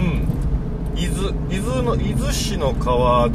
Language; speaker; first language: Japanese; native; Japanese